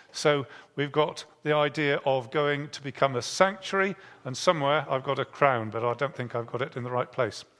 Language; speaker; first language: English; native; English